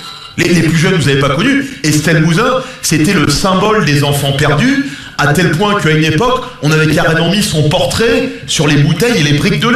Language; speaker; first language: French; native; French